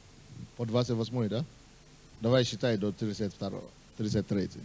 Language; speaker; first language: Russian; non-native, fluent; Yoruba